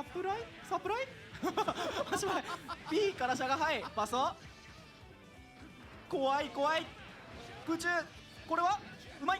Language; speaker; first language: Japanese; native; Japanese